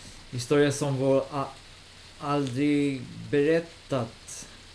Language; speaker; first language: Swedish; non-native, learner; Hebrew